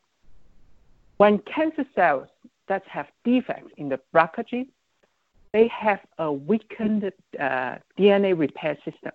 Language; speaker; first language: English; non-native, local second language; Cantonese